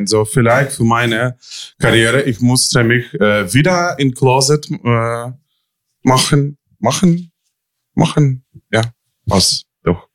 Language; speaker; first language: German; non-native, fluent; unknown